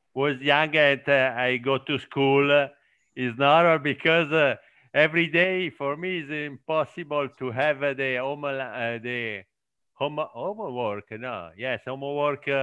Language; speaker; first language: English; non-native, learner; Italian